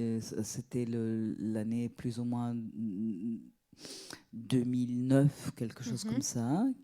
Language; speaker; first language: French; non-native, fluent; Italian